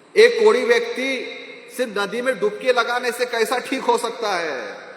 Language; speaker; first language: Hindi; non-native, local second language; Marathi